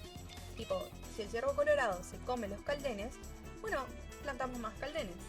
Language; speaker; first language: Spanish; native; Spanish